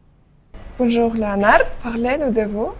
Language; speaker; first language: French; non-native, learner; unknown